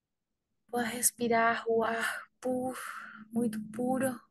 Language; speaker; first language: Portuguese; non-native, learner; Spanish